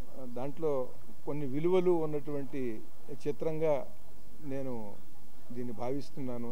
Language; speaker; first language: Telugu; native; Telugu